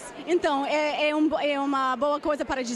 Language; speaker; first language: Portuguese; non-native, fluent; English